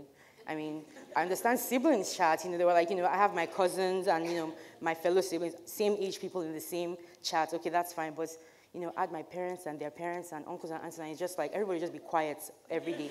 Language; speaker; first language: English; non-native, local second language; Igbo